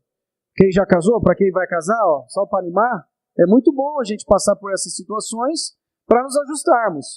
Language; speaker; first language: Portuguese; native; Portuguese